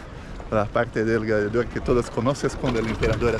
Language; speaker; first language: Spanish; non-native, fluent; Portuguese